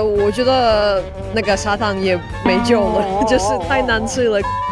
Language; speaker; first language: Chinese; non-native, fluent; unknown